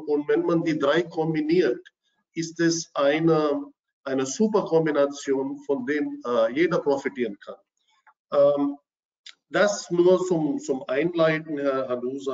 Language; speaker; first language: German; non-native, fluent; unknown